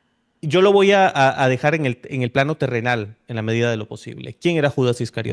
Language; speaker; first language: Spanish; native; Spanish